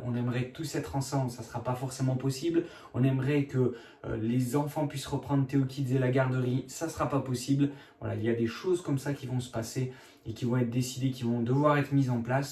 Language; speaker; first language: French; native; French